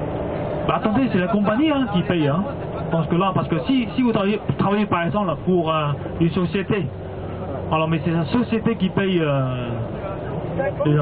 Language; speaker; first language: French; non-native, fluent; Cantonese